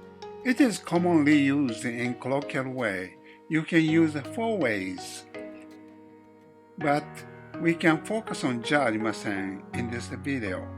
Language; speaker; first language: English; non-native, fluent; Japanese